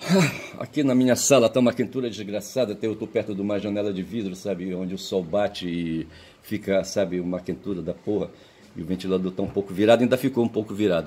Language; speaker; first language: Portuguese; native; Portuguese